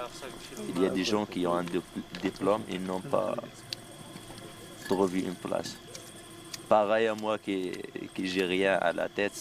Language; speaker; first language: French; non-native, fluent; Arabic